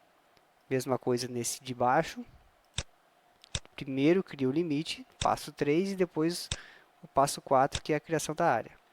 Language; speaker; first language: Portuguese; native; Portuguese